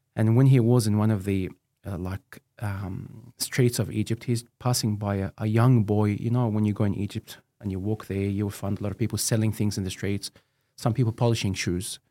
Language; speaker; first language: English; non-native, fluent; Arabic